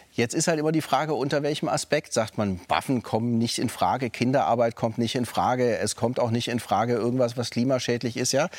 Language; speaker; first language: German; native; German